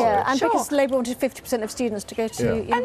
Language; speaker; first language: English; native; English